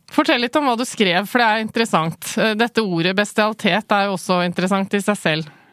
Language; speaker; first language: Norwegian; early bilingual, other home language; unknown